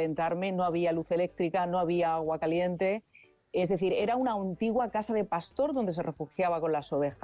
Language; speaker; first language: Spanish; native; Spanish